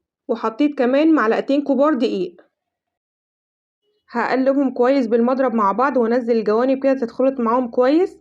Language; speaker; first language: Arabic; native; Arabic